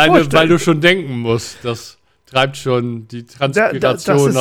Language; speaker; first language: German; native; German